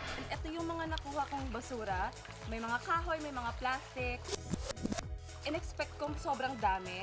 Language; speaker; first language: Filipino; native; Filipino